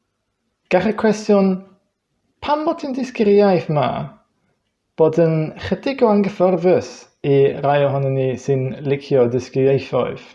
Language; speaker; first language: Welsh; non-native, fluent; English